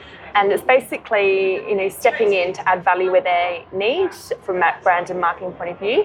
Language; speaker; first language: English; native; English